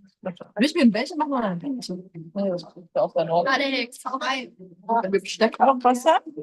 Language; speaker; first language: German; non-native, fluent; Japanese